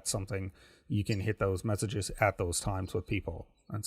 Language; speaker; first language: English; native; English